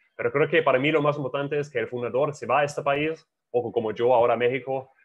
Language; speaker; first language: Spanish; non-native, fluent; German